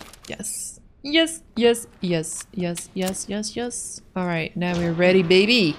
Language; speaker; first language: English; native; English